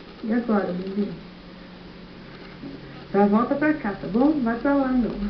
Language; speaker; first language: Portuguese; native; Portuguese